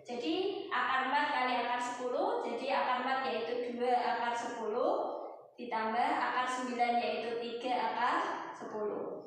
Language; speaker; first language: Indonesian; native; Indonesian